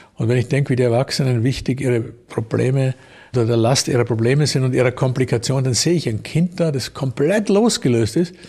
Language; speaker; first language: German; native; German